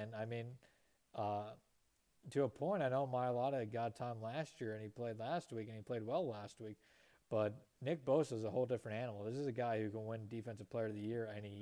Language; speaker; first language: English; native; English